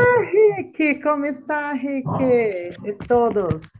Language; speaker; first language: Spanish; non-native, learner; Portuguese